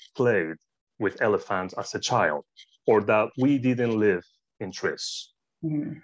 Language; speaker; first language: English; non-native, fluent; Spanish